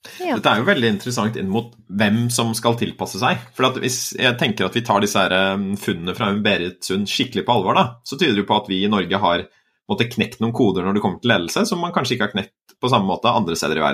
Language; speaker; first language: Norwegian; native; Norwegian